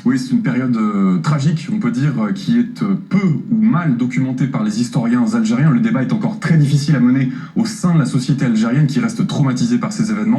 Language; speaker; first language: French; native; French